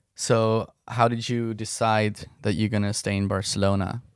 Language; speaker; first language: English; non-native, fluent; Estonian